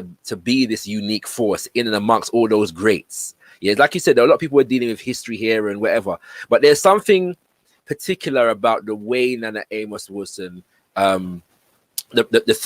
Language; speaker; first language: English; native; English